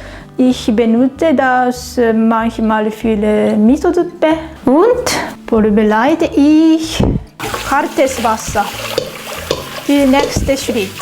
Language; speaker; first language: German; non-native, learner; Japanese